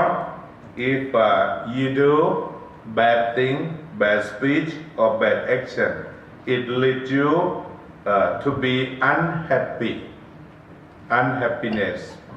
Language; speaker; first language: English; non-native, learner; Thai